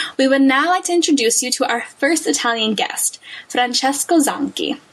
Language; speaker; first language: English; native; English